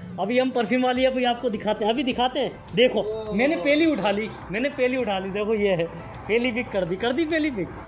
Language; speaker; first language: Hindi; native; Hindi